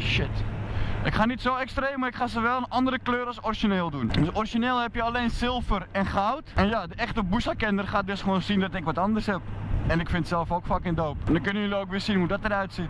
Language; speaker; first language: Dutch; native; Dutch